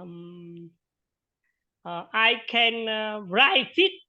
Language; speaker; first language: English; non-native, learner; Vietnamese